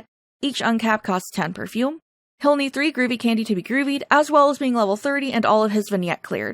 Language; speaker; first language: English; native; English